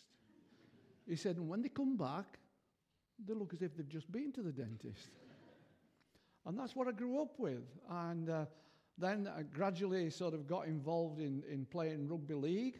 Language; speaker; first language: English; native; English